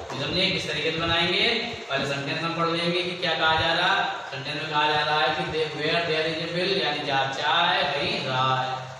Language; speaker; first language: Hindi; native; Hindi